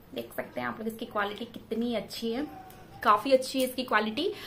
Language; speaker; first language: Hindi; native; Hindi